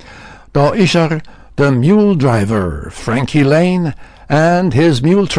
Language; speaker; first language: German; native; German